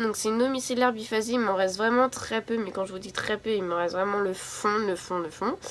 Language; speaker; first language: French; native; French